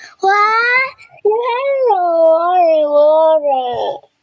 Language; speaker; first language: English; non-native, learner; Korean